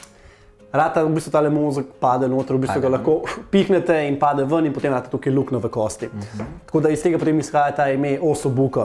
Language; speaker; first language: Slovenian; native; Slovenian